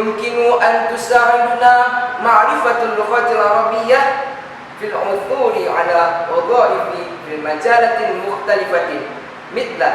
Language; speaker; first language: Arabic; non-native, learner; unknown